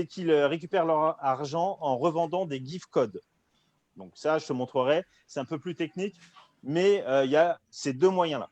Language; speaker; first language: French; native; French